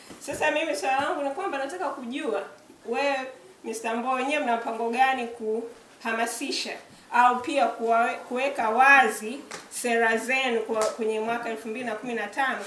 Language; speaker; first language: Swahili; native; Swahili